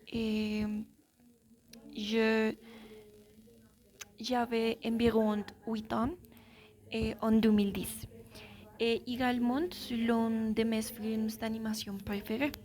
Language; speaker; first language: French; non-native, learner; Spanish